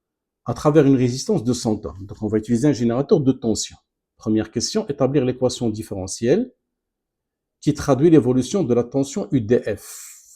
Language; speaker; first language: French; non-native, local second language; Arabic